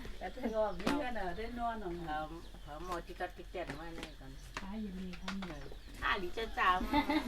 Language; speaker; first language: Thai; non-native, local second language; Shan